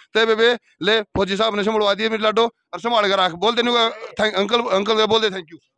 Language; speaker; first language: Hindi; native; Hindi